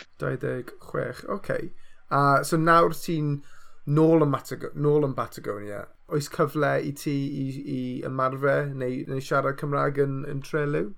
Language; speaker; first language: Welsh; non-native, local second language; English